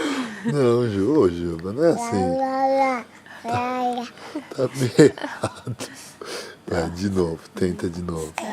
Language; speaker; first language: Portuguese; native; Portuguese